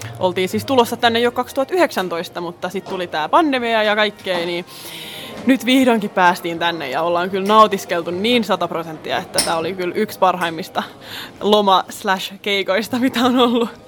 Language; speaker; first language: Finnish; non-native, local second language; Swedish